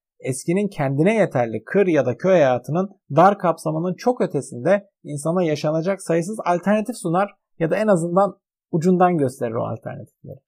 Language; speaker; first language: Turkish; native; Turkish